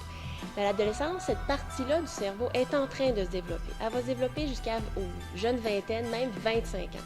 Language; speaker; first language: French; native; French